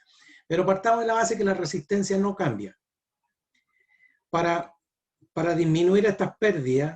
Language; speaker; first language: Spanish; native; Spanish